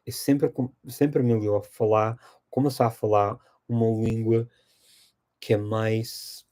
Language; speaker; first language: Portuguese; non-native, fluent; English